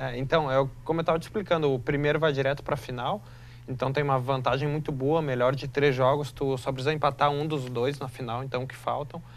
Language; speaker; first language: Portuguese; native; Portuguese